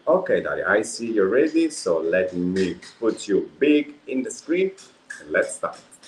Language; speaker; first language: English; non-native, fluent; Italian